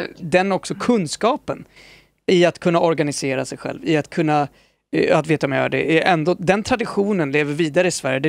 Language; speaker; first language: Swedish; native; Swedish